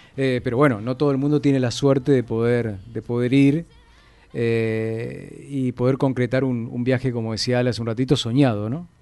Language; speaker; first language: Spanish; native; Spanish